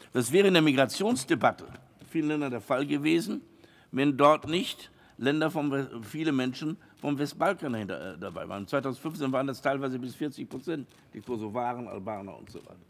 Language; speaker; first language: German; native; German